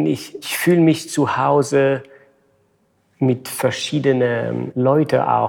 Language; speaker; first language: German; non-native, fluent; French